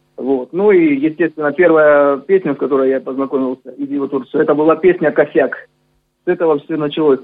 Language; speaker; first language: Russian; native; Russian